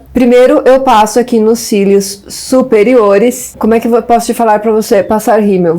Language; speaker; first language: Portuguese; native; Portuguese